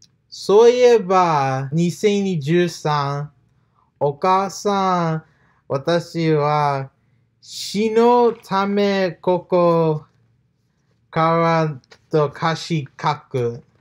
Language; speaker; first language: Japanese; non-native, learner; English